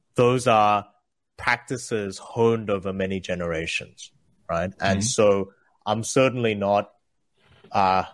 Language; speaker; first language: English; early bilingual, other home language; Korean